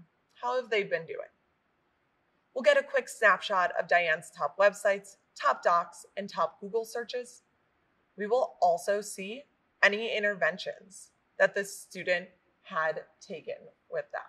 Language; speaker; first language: English; native; English